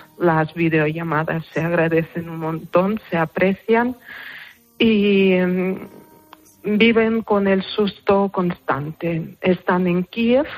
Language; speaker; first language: Spanish; non-native, fluent; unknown